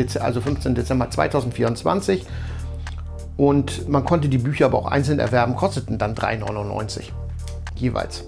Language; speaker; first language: German; native; German